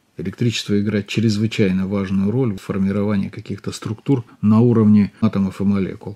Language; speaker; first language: Russian; native; Russian